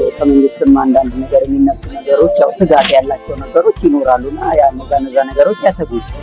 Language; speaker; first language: Amharic; non-native, local second language; Oromo